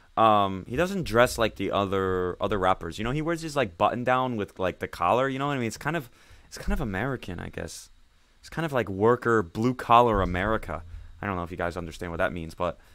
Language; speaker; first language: English; native; English